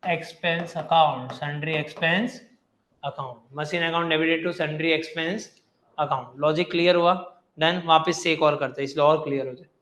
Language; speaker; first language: Hindi; non-native, local second language; Gujarati